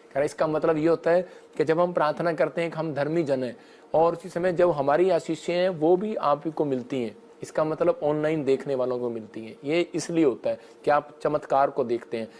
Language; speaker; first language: Hindi; non-native, local second language; Punjabi